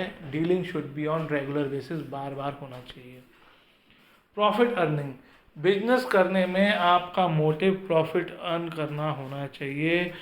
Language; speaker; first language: Hindi; native; Hindi